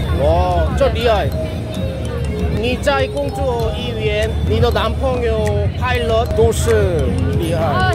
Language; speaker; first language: Chinese; non-native, learner; Korean